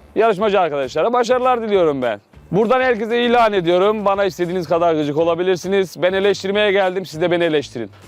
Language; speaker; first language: Turkish; native; Turkish